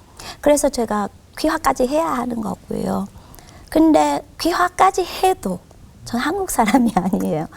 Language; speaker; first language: Korean; non-native, fluent; Vietnamese